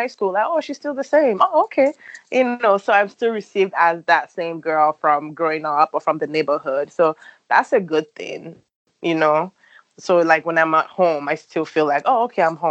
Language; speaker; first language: English; non-native, local second language; Yoruba